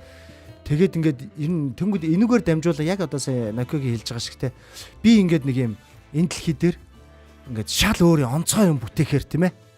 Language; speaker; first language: Mongolian; native; Mongolian